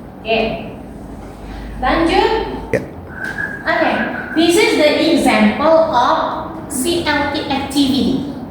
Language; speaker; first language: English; non-native, fluent; Indonesian